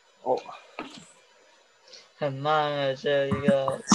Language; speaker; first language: Chinese; early bilingual, heritage; Chinese